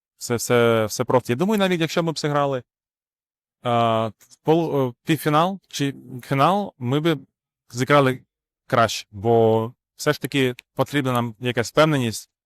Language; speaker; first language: Ukrainian; non-native, local second language; Russian